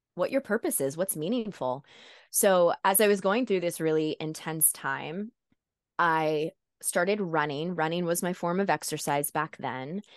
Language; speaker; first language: English; native; English